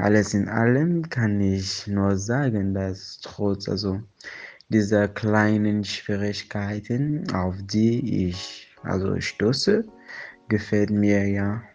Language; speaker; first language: German; non-native, fluent; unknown